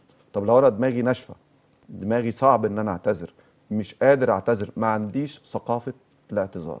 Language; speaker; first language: Arabic; native; Arabic